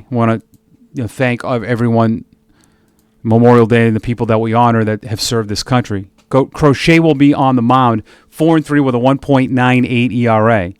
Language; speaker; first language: English; native; English